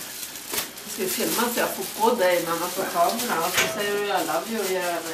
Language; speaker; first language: Swedish; native; Swedish